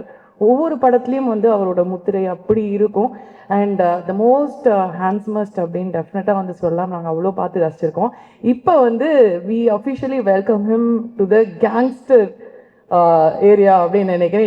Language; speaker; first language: Tamil; native; Tamil